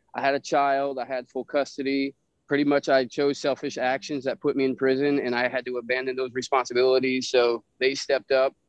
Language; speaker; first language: English; native; English